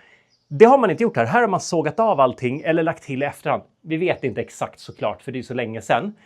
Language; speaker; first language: Swedish; native; Swedish